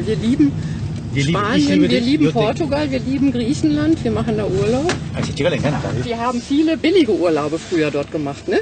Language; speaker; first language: German; native; German